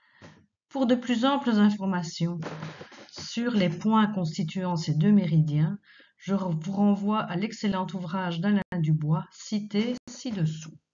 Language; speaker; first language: French; native; French